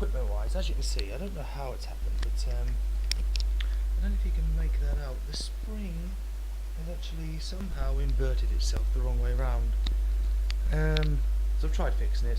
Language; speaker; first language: English; native; English